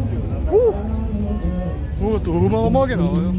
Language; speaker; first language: Korean; native; Korean